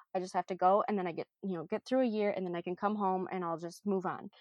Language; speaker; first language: English; native; English